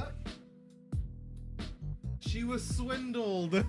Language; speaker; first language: English; native; English